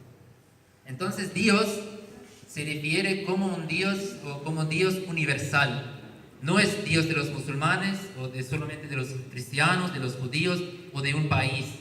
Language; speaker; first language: Spanish; non-native, learner; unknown